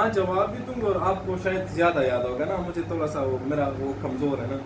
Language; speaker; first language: Hindi; non-native, local second language; Pashto